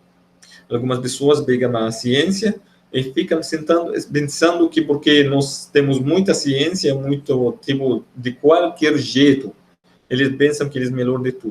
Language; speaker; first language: Portuguese; non-native, fluent; Arabic